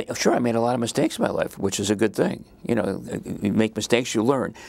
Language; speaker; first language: English; native; English